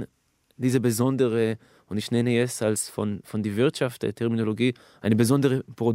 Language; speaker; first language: German; non-native, fluent; Hebrew